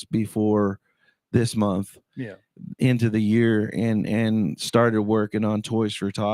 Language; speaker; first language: English; native; English